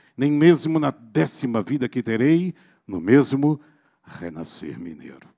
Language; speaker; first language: Portuguese; native; Portuguese